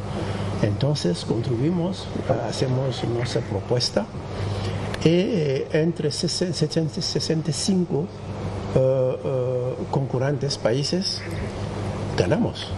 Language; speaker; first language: Spanish; non-native, fluent; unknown